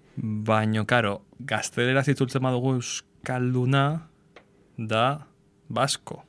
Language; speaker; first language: Basque; non-native, local second language; Spanish